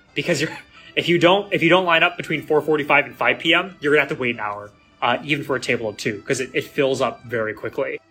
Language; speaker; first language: English; native; English